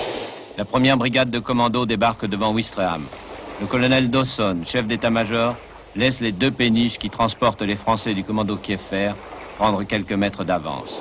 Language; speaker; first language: French; native; French